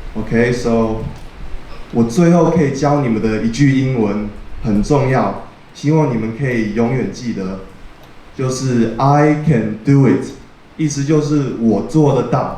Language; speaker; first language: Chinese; early bilingual, heritage; Chinese